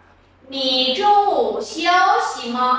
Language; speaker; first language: Chinese; non-native, fluent; Vietnamese